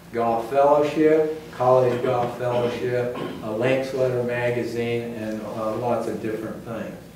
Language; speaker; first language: English; native; English